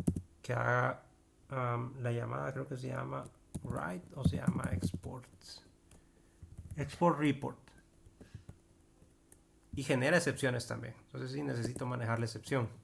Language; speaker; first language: Spanish; native; Spanish